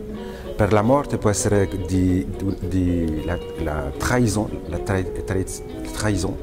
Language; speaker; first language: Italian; non-native, fluent; French